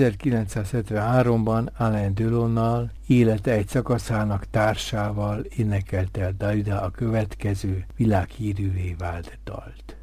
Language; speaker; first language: Hungarian; native; Hungarian